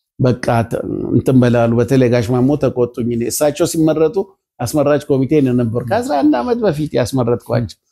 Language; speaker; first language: Amharic; native; Amharic